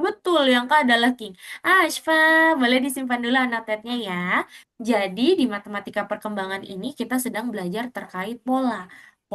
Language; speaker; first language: Indonesian; native; Indonesian